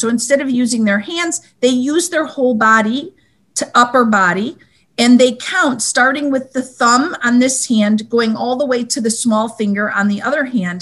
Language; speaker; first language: English; native; English